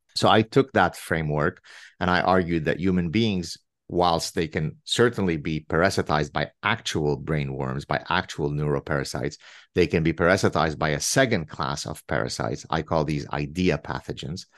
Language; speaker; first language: English; early bilingual, other home language; Arabic